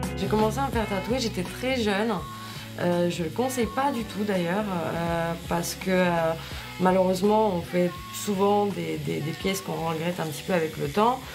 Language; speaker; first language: French; non-native, fluent; Russian